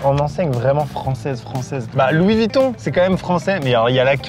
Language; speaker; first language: French; native; French